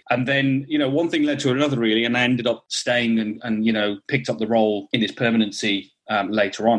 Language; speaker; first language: English; native; English